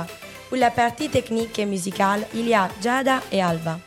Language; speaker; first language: French; non-native, learner; Italian